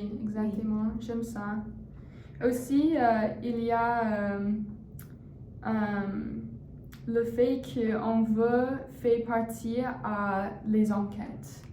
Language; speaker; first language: French; non-native, learner; English